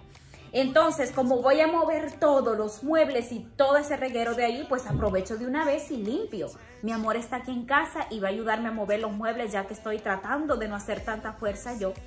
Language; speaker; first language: Spanish; native; Spanish